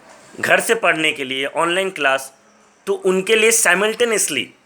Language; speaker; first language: Hindi; native; Hindi